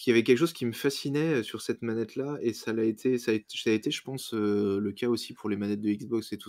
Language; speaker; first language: French; native; French